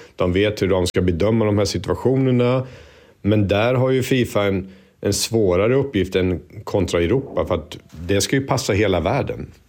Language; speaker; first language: Swedish; native; Swedish